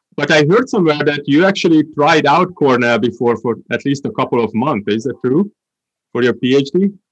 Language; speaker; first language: English; non-native, fluent; Hungarian